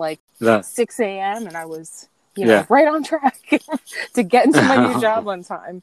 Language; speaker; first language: English; native; English